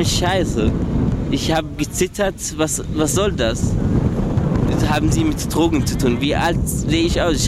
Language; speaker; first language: German; early bilingual, other home language; Arabic